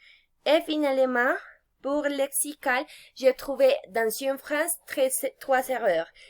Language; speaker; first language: French; non-native, fluent; Spanish